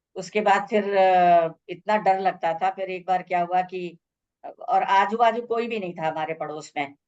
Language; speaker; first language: Hindi; native; Hindi